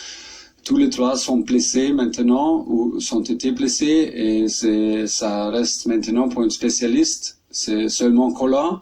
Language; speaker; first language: French; non-native, learner; German